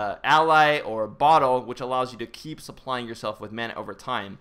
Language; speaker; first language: English; native; English